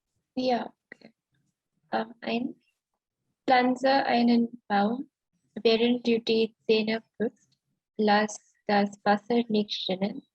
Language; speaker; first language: German; non-native, learner; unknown